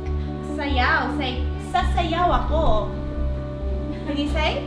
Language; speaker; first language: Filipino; early bilingual, heritage; Filipino